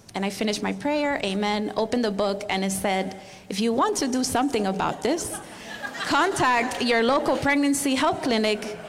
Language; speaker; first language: English; non-native, fluent; Spanish